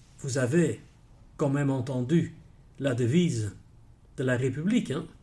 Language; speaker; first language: French; non-native, local second language; Dutch